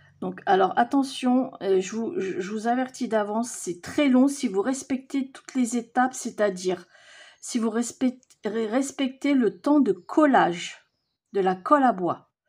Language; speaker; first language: French; native; French